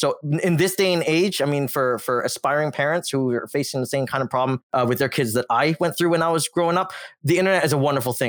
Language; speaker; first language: English; native; English